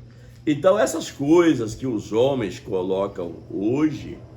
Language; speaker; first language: Portuguese; native; Portuguese